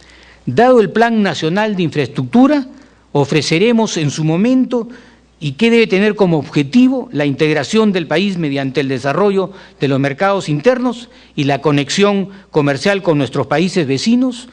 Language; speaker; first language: Spanish; native; Spanish